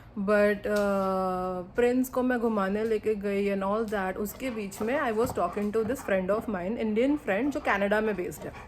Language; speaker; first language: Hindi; non-native, local second language; Bangla